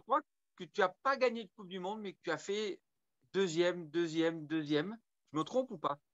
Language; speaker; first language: French; native; French